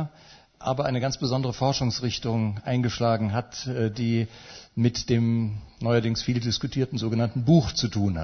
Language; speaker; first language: German; native; German